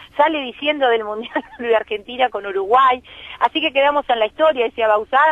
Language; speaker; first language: Spanish; native; Spanish